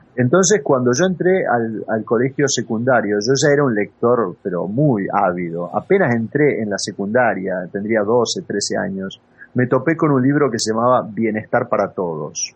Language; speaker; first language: Spanish; native; Spanish